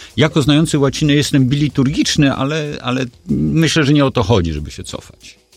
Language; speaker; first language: Polish; native; Polish